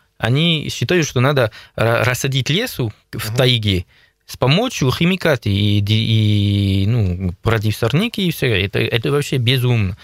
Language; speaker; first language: Russian; non-native, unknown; French